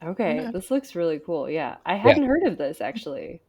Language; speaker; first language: English; native; English